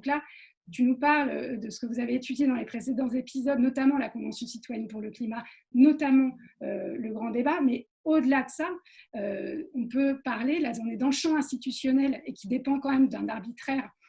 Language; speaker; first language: French; native; French